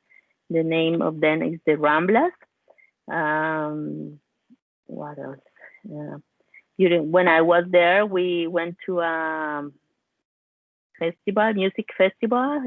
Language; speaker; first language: English; non-native, learner; Spanish